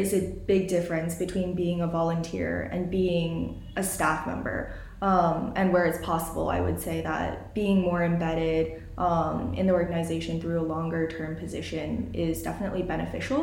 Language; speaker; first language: English; native; English